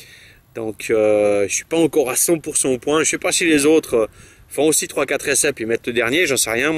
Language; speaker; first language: French; native; French